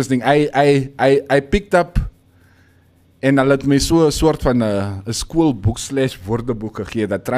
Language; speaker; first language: English; non-native, local second language; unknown